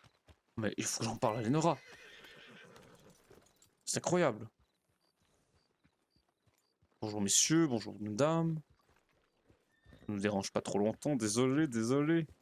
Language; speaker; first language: French; native; French